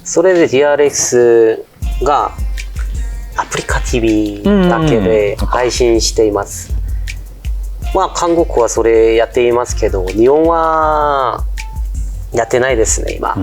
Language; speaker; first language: Japanese; non-native, fluent; Korean